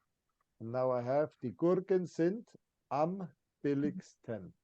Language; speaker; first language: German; non-native, fluent; English